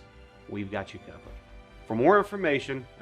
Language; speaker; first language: English; native; English